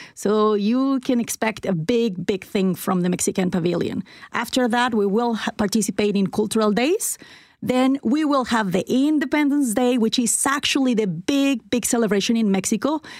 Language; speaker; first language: English; non-native, fluent; Spanish